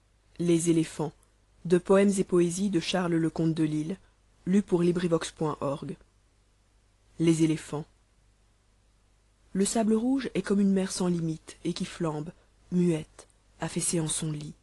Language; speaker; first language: French; native; French